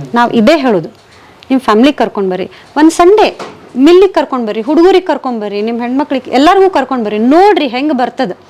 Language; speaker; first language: Kannada; native; Kannada